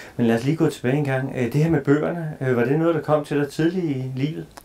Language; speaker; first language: Danish; native; Danish